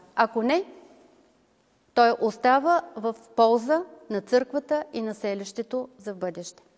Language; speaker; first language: Bulgarian; native; Bulgarian